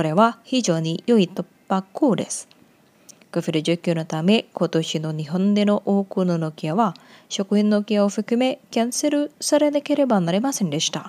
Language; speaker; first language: Japanese; non-native, fluent; Indonesian